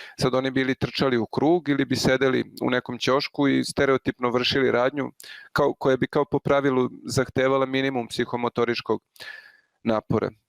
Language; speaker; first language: Bosnian; native; Bosnian